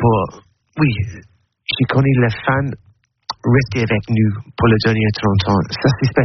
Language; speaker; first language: French; non-native, learner; English